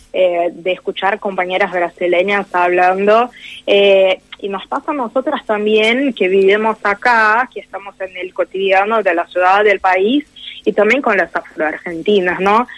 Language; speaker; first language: Spanish; non-native, fluent; Portuguese